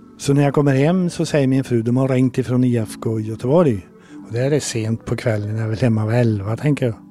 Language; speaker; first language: Swedish; native; Swedish